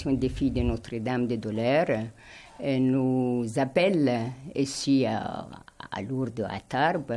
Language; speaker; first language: French; non-native, fluent; Arabic